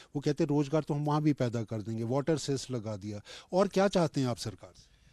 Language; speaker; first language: Hindi; native; Hindi